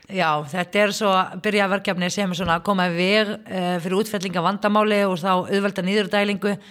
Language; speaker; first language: Icelandic; non-native, fluent; Arabic